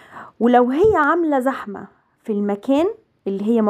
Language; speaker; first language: Arabic; native; Arabic